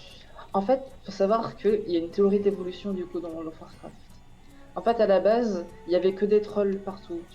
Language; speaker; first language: French; native; French